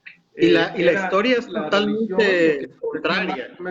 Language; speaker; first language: Spanish; native; Spanish